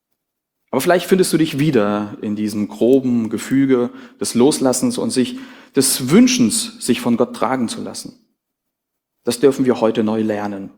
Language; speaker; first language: German; native; German